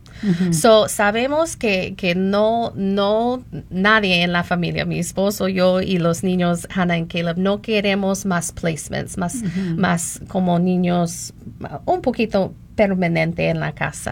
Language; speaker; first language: Spanish; non-native, learner; English